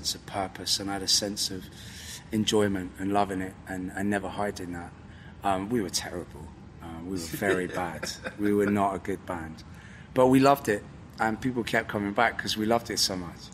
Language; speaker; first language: English; native; English